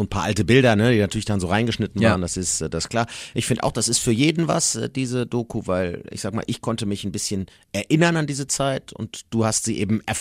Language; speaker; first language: German; native; German